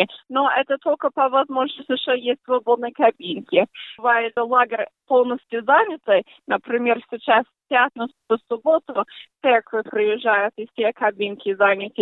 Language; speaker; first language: Russian; early bilingual, heritage; Russian